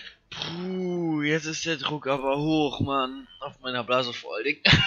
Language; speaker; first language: German; native; German